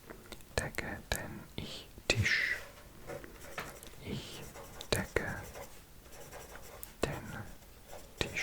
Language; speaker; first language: German; non-native, learner; English